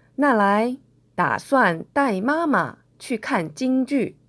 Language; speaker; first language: Chinese; non-native, fluent; Korean